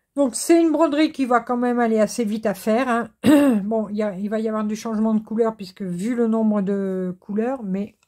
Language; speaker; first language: French; native; French